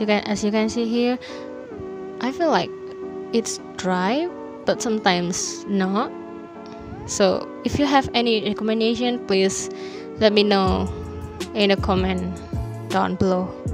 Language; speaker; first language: English; non-native, learner; Indonesian